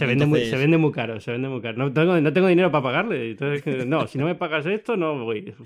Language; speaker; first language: Spanish; native; Spanish